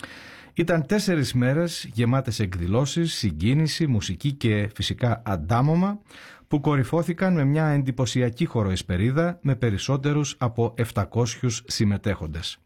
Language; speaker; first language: Greek; native; Greek